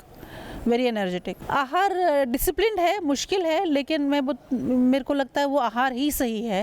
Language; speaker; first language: Hindi; native; Hindi